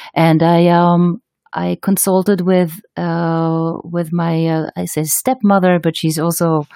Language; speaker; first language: English; non-native, fluent; Hebrew